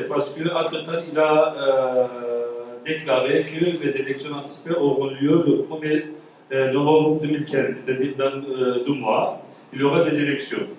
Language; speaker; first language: French; non-native, fluent; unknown